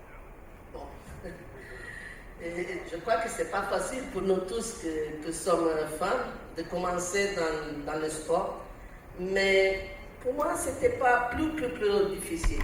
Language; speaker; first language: French; non-native, learner; Portuguese